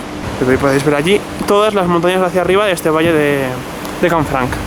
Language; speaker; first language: Spanish; native; Spanish